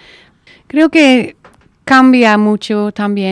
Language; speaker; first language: Spanish; non-native, learner; English